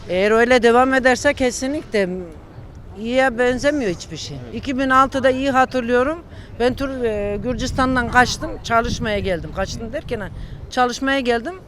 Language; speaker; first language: Turkish; non-native, fluent; Georgian